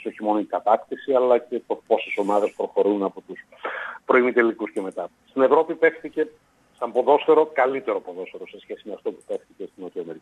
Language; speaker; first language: Greek; native; Greek